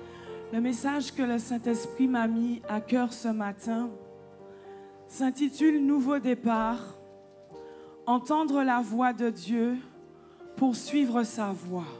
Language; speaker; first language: French; native; French